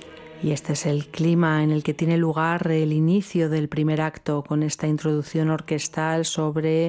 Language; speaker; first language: Spanish; native; Spanish